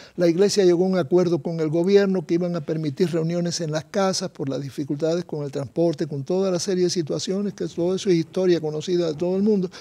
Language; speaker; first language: Spanish; native; Spanish